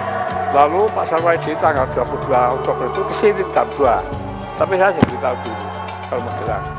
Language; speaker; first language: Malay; non-native, local second language; Javanese